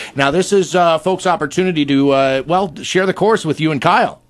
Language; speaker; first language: English; native; English